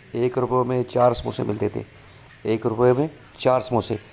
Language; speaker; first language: Urdu; native; Urdu